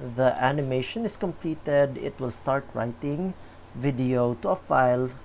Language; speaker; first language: English; non-native, local second language; Filipino